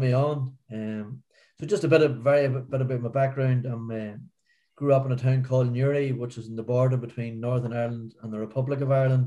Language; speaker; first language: English; native; English